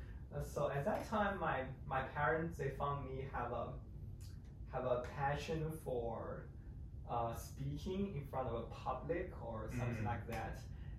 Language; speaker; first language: English; non-native, fluent; Chinese